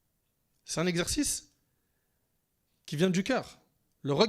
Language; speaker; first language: French; native; French